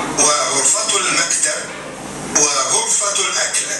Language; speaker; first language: Arabic; non-native, learner; Indonesian